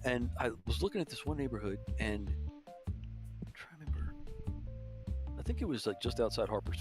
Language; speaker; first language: English; native; English